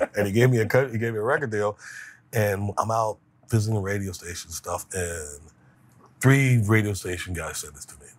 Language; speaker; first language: English; native; English